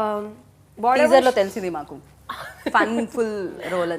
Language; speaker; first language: Telugu; native; Telugu